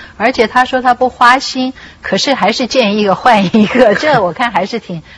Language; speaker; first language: Chinese; native; Chinese